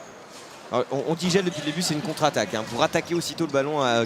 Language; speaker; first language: French; native; French